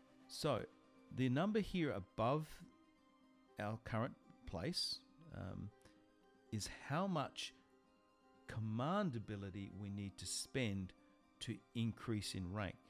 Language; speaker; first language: English; native; English